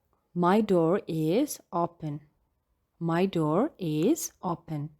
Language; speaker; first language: English; non-native, fluent; Amharic